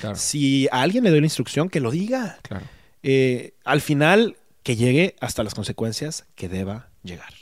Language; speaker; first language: Spanish; native; Spanish